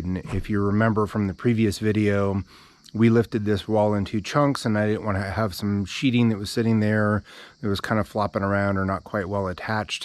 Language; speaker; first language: English; native; English